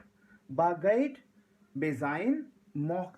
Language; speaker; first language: German; non-native, learner; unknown